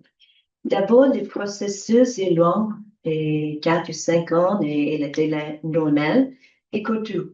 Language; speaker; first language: French; non-native, learner; English